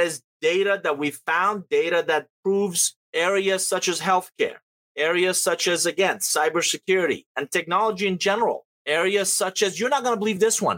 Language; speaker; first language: English; non-native, fluent; Persian